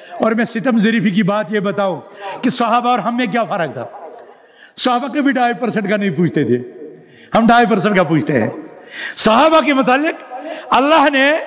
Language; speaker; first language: Urdu; non-native, local second language; Kashmiri